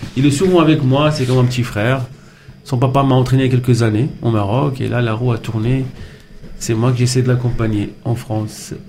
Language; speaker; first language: French; non-native, local second language; Arabic